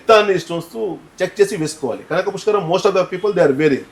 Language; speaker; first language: Telugu; non-native, fluent; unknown